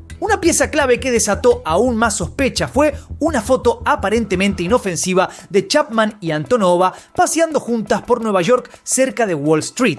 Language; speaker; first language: Spanish; native; Spanish